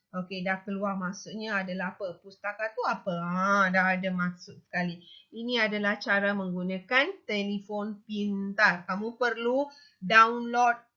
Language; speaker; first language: Malay; non-native, local second language; Tamil